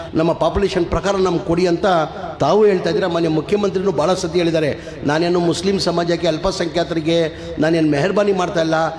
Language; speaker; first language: Kannada; non-native, local second language; Urdu